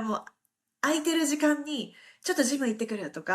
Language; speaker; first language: Japanese; native; Japanese